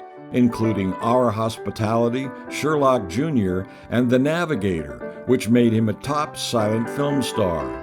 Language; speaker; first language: English; native; English